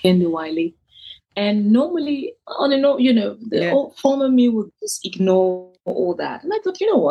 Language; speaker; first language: English; non-native, local second language; Igbo